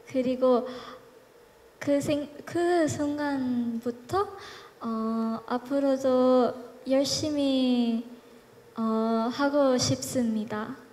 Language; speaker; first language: Korean; non-native, learner; Filipino